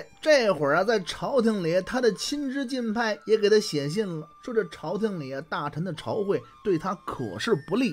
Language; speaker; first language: Chinese; native; Chinese